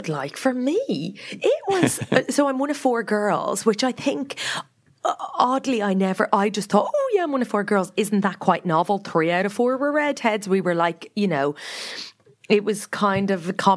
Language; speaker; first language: English; native; English